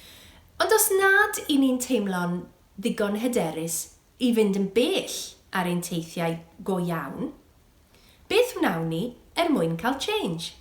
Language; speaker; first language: Welsh; native; Welsh